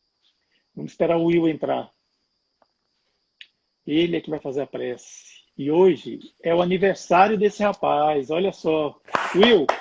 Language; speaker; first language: Portuguese; native; Portuguese